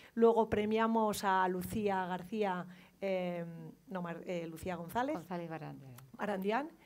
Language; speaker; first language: Spanish; native; Spanish